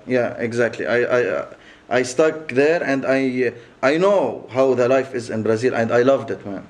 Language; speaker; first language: English; non-native, local second language; Arabic